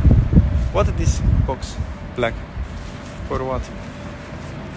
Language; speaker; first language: English; non-native, learner; Arabic